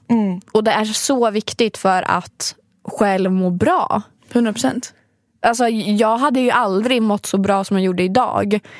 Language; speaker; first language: Swedish; native; Swedish